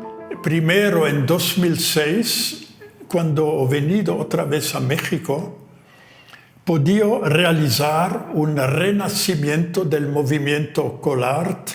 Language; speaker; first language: Spanish; non-native, fluent; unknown